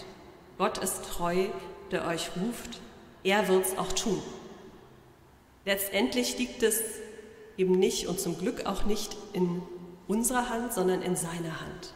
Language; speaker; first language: German; native; German